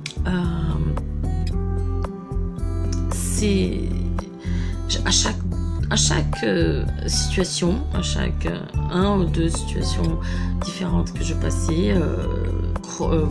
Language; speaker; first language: French; non-native, fluent; Portuguese